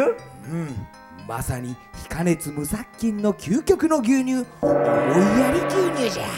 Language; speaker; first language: Japanese; native; Japanese